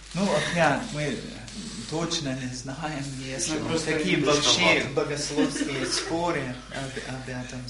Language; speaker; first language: Russian; non-native, learner; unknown